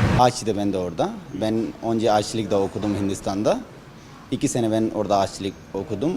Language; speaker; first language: Turkish; non-native, learner; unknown